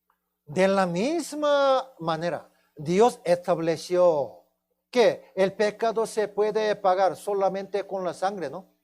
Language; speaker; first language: Spanish; non-native, fluent; Korean